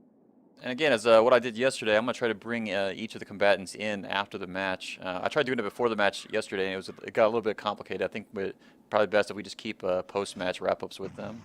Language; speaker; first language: English; native; English